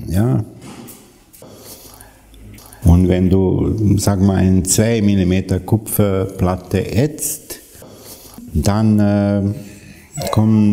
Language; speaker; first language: German; non-native, fluent; Hungarian